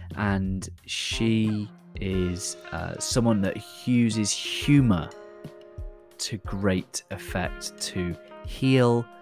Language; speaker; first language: English; native; English